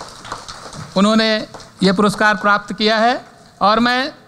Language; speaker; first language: Hindi; native; Hindi